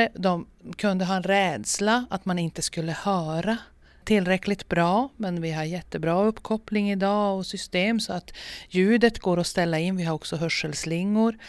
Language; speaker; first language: Swedish; native; Swedish